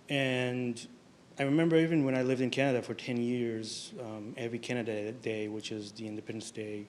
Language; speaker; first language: English; non-native, fluent; Hebrew